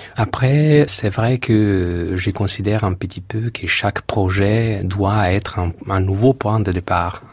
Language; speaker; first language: French; non-native, fluent; Italian